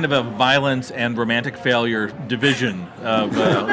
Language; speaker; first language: English; native; English